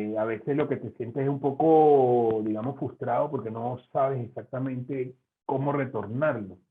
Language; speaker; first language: Spanish; native; Spanish